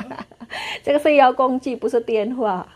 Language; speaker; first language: Chinese; non-native, learner; Javanese